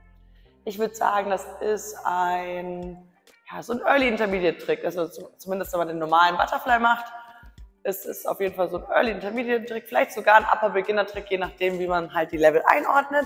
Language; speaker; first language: German; native; German